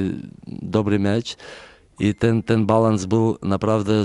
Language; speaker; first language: Polish; non-native, fluent; Lithuanian